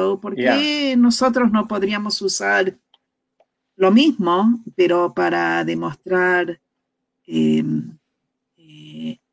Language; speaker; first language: Spanish; early bilingual, heritage; Spanish